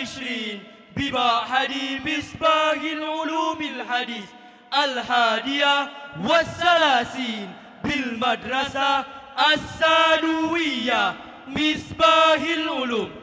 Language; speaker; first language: Arabic; non-native, fluent; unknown